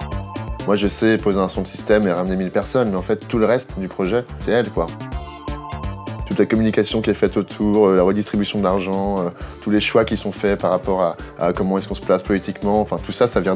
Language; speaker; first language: French; native; French